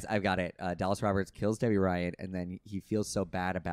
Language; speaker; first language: English; native; English